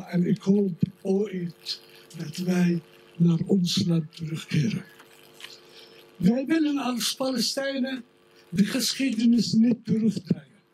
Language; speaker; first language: Dutch; non-native, fluent; Arabic